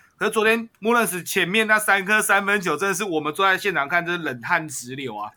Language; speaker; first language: Chinese; native; Chinese